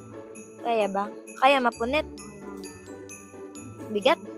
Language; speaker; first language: Filipino; native; Filipino